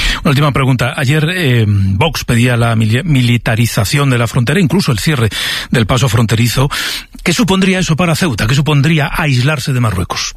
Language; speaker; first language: Spanish; native; Spanish